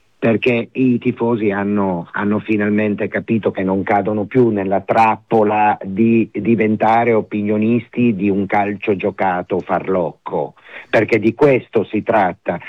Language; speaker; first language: Italian; native; Italian